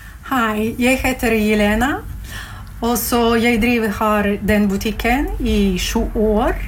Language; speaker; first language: Norwegian; non-native, learner; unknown